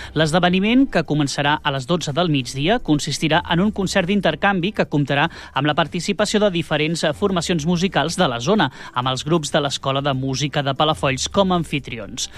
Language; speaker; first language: Catalan; native; Catalan